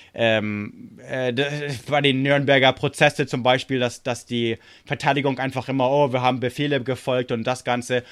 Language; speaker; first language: German; non-native, fluent; English